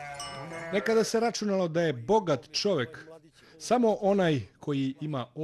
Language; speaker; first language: Bosnian; native; Bosnian